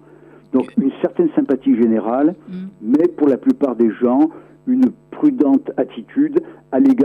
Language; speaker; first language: French; native; French